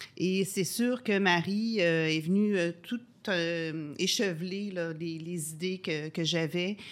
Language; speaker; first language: French; native; French